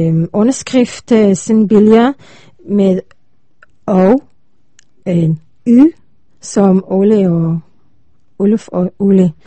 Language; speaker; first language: Danish; non-native, learner; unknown